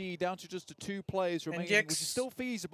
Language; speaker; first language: English; native; English